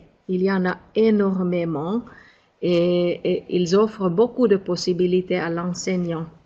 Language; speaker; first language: French; non-native, fluent; Finnish